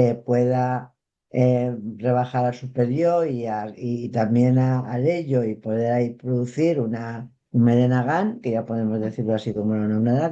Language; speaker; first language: Spanish; native; Spanish